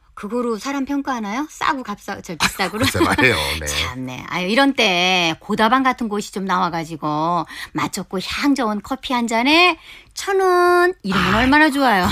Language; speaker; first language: Korean; native; Korean